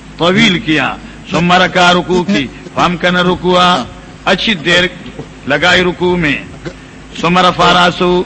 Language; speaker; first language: Urdu; non-native, local second language; Northern Hindko